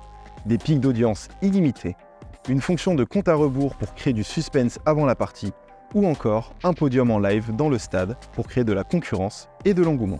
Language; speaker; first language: French; native; French